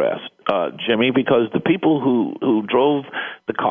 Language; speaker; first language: English; native; English